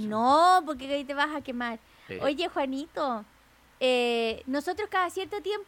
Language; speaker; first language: Spanish; native; Spanish